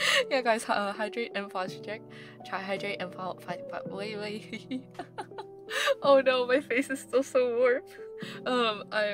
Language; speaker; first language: English; early bilingual, other home language; Korean